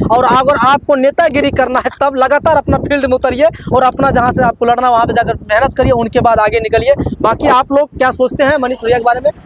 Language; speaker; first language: Hindi; native; Hindi